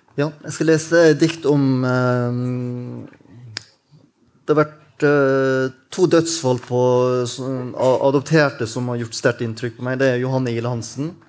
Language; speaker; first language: Norwegian; native; Norwegian